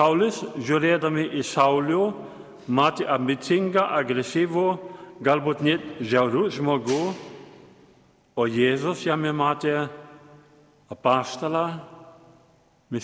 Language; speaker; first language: Lithuanian; native; Lithuanian